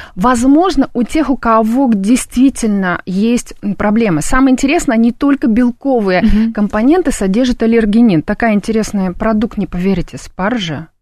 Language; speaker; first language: Russian; native; Russian